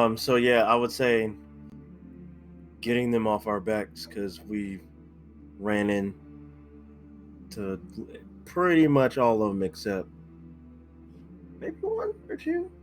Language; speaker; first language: English; native; English